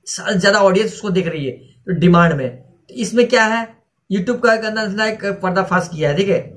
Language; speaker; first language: Hindi; native; Hindi